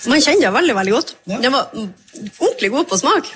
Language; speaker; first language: Norwegian; native; Norwegian